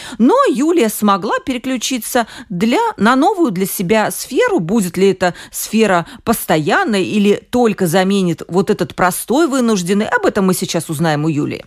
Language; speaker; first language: Russian; native; Russian